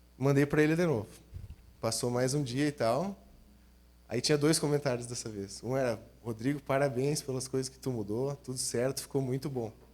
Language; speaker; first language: Portuguese; native; Portuguese